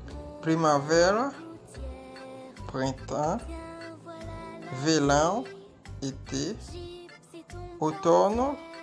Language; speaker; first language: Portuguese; non-native, learner; Haitian Creole